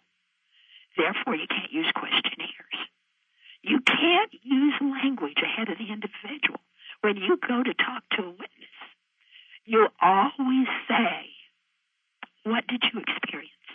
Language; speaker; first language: English; native; English